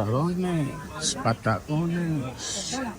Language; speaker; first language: Spanish; non-native, learner; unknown